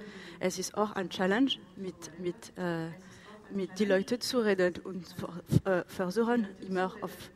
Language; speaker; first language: German; non-native, learner; French